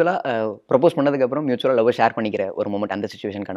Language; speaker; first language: Tamil; native; Tamil